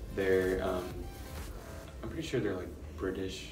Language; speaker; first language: English; native; English